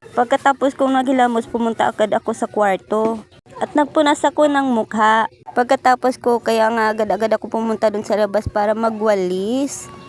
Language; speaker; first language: Filipino; non-native, local second language; Cebuano